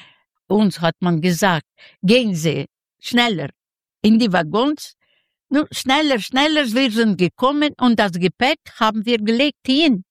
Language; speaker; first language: German; non-native, learner; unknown